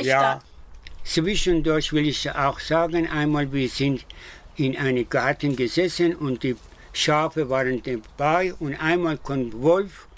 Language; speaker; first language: German; non-native, learner; Persian